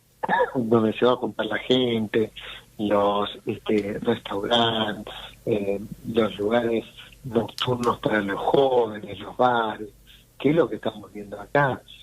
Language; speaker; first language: Spanish; native; Spanish